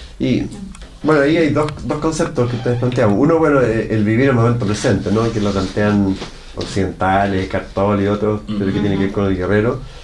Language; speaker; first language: Spanish; native; Spanish